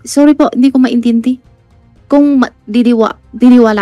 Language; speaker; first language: Filipino; non-native, learner; Chinese